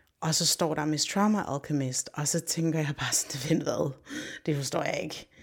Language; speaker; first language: Danish; early bilingual, other home language; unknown